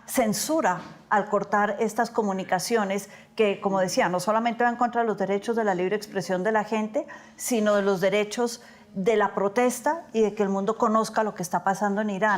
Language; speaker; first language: Spanish; native; Spanish